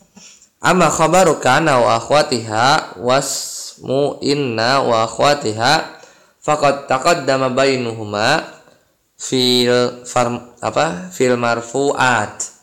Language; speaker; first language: Arabic; non-native, fluent; Indonesian